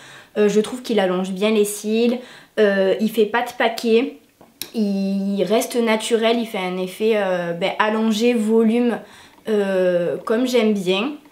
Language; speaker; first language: French; native; French